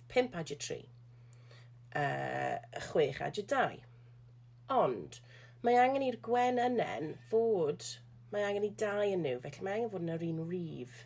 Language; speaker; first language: Welsh; non-native, local second language; English